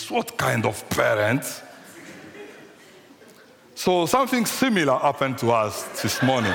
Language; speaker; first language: English; non-native, fluent; French